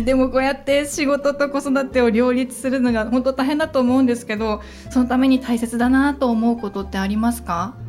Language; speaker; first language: Japanese; native; Japanese